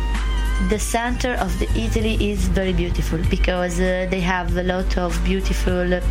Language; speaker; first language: English; non-native, learner; Italian